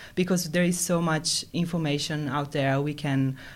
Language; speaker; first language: English; non-native, fluent; Italian